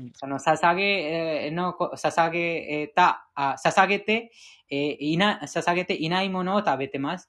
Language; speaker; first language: Japanese; non-native, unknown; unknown